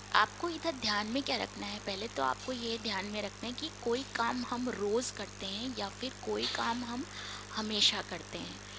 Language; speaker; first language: Hindi; non-native, local second language; Marathi